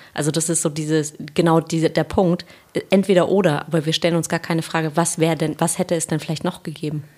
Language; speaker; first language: German; native; German